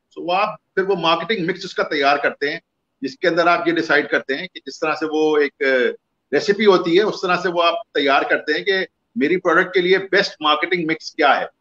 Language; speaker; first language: Urdu; native; Urdu